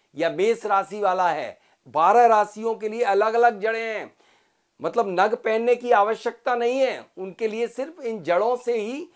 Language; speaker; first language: Hindi; native; Hindi